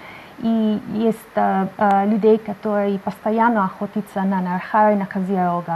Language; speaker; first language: Russian; non-native, learner; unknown